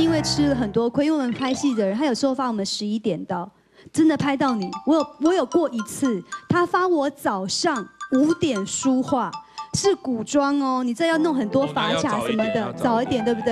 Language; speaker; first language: Chinese; native; Chinese